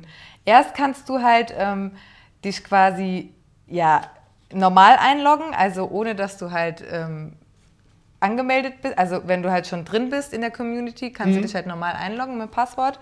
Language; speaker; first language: German; native; German